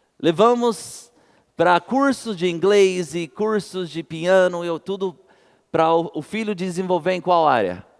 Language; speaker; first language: Portuguese; non-native, fluent; English